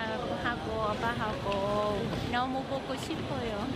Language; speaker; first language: Korean; non-native, learner; Burmese